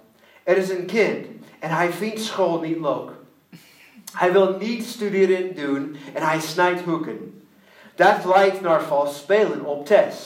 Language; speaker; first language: Dutch; non-native, learner; English